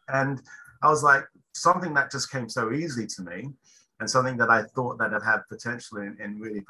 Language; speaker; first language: English; native; English